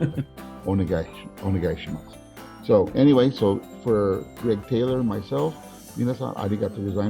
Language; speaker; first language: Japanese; non-native, learner; English